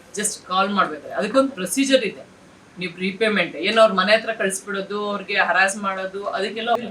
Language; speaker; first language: Kannada; native; Kannada